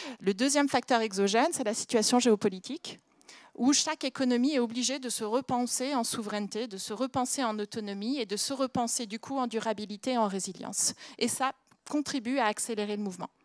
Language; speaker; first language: French; native; French